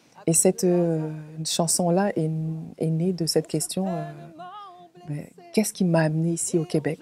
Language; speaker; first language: French; native; French